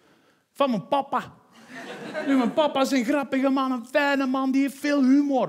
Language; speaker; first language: Dutch; early bilingual, other home language; Turkish